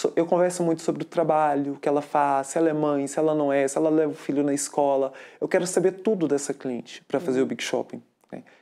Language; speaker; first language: Portuguese; native; Portuguese